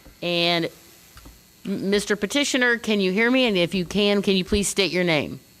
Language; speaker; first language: English; native; English